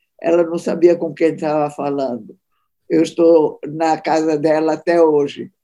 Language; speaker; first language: Portuguese; early bilingual, other home language; Italian